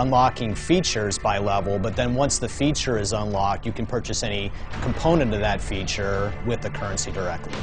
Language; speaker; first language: English; native; English